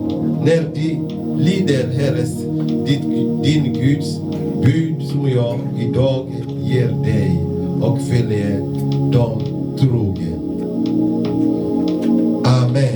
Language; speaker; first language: Swedish; non-native, fluent; Lingala